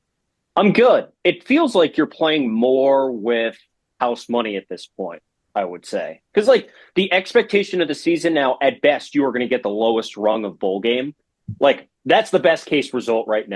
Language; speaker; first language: English; native; English